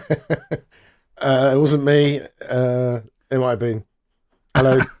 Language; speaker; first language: English; native; English